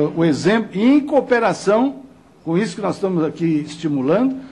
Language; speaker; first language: Portuguese; native; Portuguese